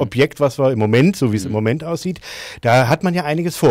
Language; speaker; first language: German; native; German